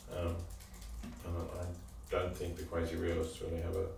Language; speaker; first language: English; native; English